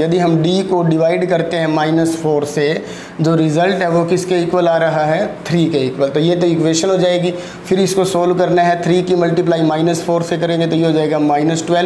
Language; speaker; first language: Hindi; native; Hindi